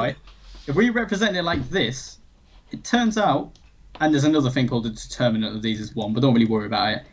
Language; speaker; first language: English; native; English